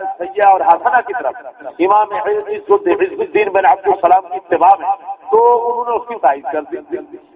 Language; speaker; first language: Urdu; non-native, local second language; Punjabi